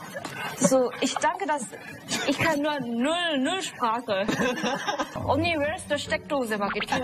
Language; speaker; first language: German; early bilingual, other home language; Korean